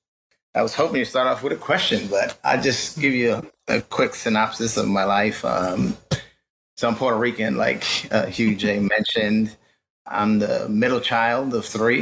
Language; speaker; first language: English; native; English